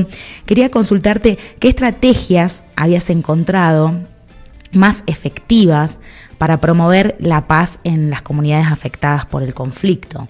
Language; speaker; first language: Spanish; native; Spanish